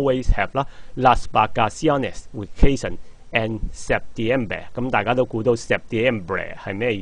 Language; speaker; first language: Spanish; non-native, fluent; Cantonese